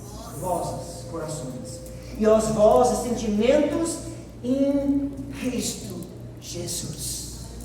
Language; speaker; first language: Portuguese; non-native, fluent; English